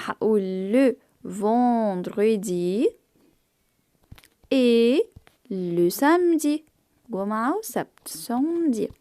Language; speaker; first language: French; non-native, fluent; Arabic